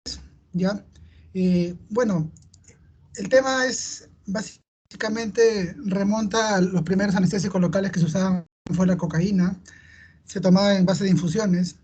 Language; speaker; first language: Spanish; native; Spanish